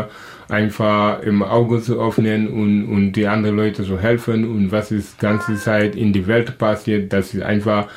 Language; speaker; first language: German; non-native, local second language; Wolof